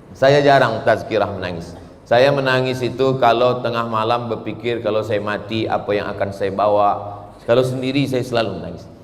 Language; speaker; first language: Malay; native; Malay